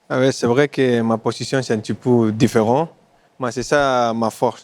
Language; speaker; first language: French; non-native, fluent; Spanish